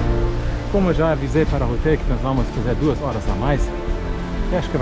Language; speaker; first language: Portuguese; non-native, fluent; German